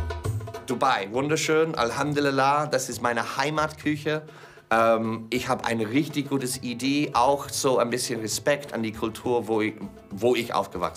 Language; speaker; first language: German; non-native, fluent; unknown